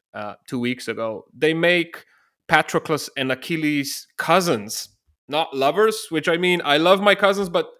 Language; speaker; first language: English; non-native, fluent; Slovenian